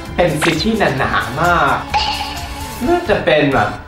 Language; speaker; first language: Thai; early bilingual, heritage; English